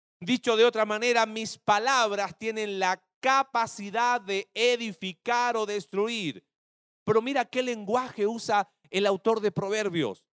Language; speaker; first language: Spanish; native; Spanish